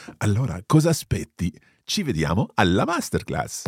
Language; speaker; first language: Italian; non-native, fluent; English